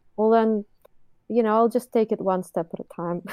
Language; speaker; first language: English; non-native, fluent; Russian